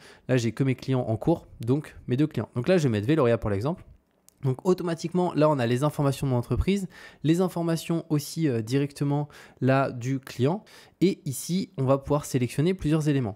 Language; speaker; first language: French; native; French